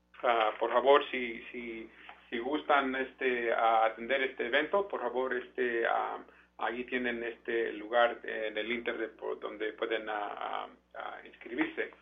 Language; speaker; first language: Spanish; early bilingual, heritage; Spanish